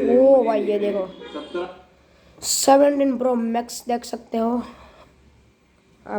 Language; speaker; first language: Hindi; non-native, local second language; Gujarati